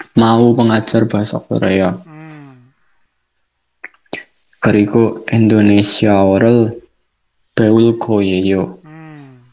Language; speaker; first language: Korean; non-native, learner; Indonesian